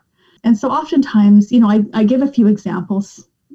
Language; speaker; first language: English; native; English